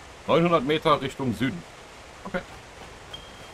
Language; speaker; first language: German; native; German